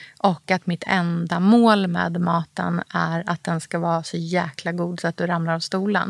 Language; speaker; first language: Swedish; native; Swedish